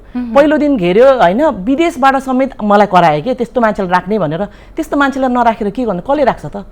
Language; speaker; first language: Nepali; early bilingual, heritage; Nepali